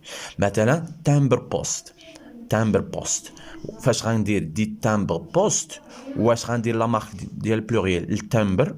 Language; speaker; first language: Arabic; native; Arabic